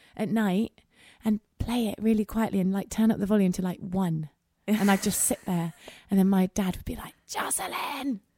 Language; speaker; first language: English; native; English